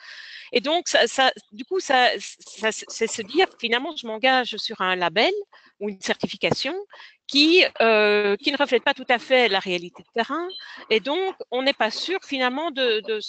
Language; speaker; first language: French; native; French